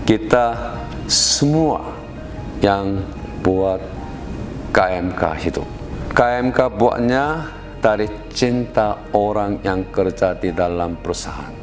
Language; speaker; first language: Indonesian; non-native, learner; Korean